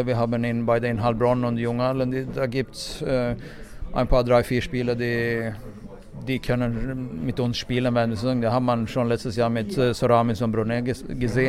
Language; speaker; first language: German; non-native, fluent; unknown